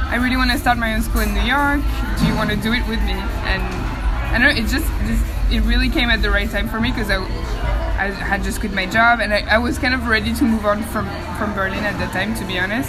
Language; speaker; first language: English; non-native, fluent; French